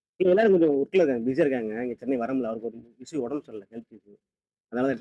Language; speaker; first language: Tamil; native; Tamil